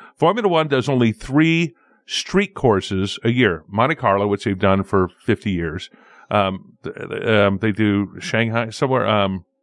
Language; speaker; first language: English; native; English